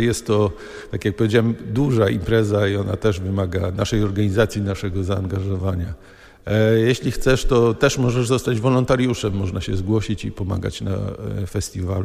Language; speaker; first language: Polish; native; Polish